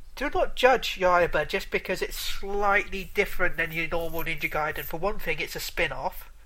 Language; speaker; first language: English; native; English